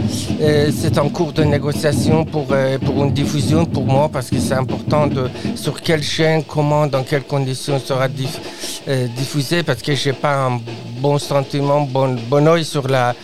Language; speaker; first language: French; non-native, fluent; Persian